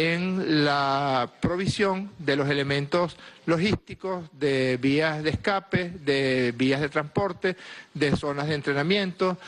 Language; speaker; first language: Spanish; native; Spanish